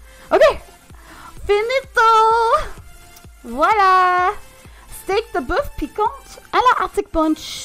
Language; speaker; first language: French; non-native, learner; English